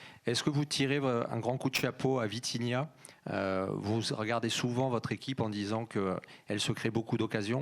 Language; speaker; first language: French; native; French